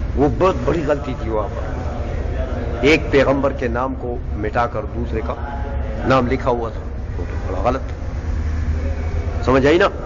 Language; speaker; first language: Urdu; non-native, local second language; Pashto